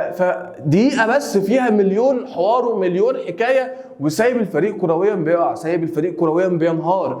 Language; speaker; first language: Arabic; native; Arabic